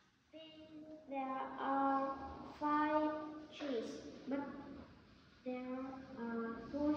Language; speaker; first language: English; non-native, learner; Vietnamese